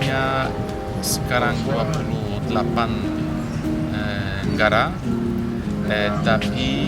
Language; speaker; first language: Indonesian; non-native, fluent; Polish